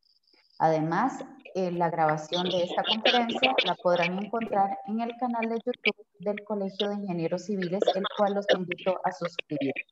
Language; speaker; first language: Spanish; native; Spanish